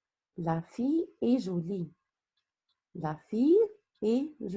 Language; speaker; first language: French; non-native, fluent; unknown